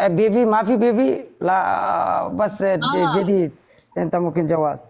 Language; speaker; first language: Arabic; non-native, learner; Bangla